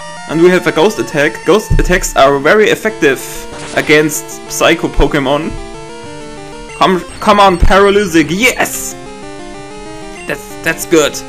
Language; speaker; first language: English; non-native, learner; German